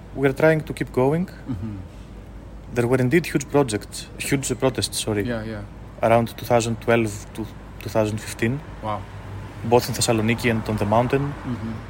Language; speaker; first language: English; non-native, fluent; Greek